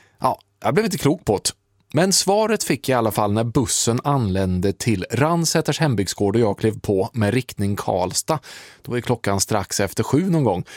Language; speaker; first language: Swedish; native; Swedish